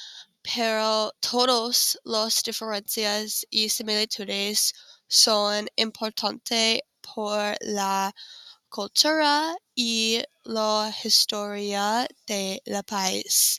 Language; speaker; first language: Spanish; non-native, learner; English